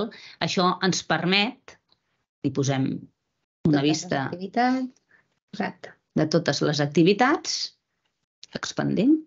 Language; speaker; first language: Catalan; native; Catalan